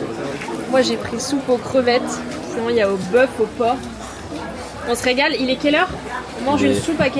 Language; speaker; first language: French; native; French